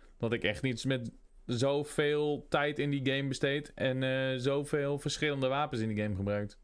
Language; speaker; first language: Dutch; native; Dutch